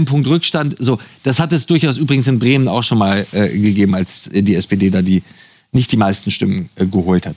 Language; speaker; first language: German; native; German